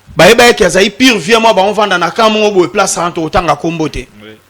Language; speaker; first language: Lingala; non-native, local second language; Kongo